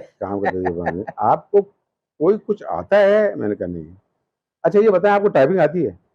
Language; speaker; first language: Urdu; native; Urdu